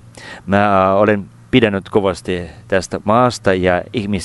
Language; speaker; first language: Finnish; non-native, fluent; Russian